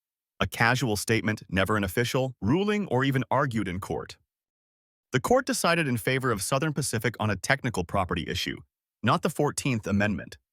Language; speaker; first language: English; native; English